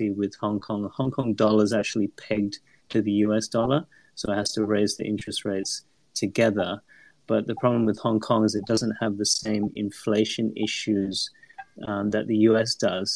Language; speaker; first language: English; native; English